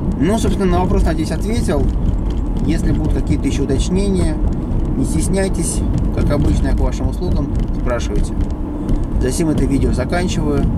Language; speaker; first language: Russian; native; Russian